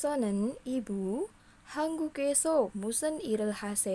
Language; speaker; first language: Korean; non-native, fluent; Indonesian